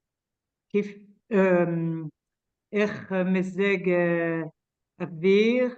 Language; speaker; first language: Hebrew; non-native, learner; French